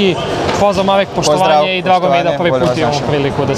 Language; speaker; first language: Serbian; native; Serbian